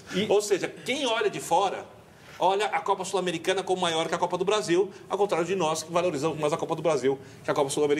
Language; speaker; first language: Portuguese; native; Portuguese